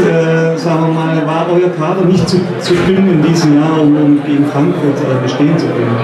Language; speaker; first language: German; native; German